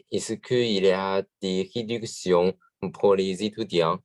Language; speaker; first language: French; non-native, learner; Chinese